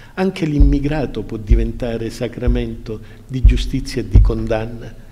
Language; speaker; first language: Italian; native; Italian